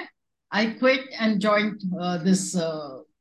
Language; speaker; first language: English; non-native, local second language; Hindi